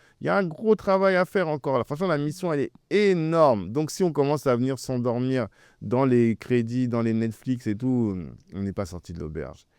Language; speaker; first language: French; early bilingual, other home language; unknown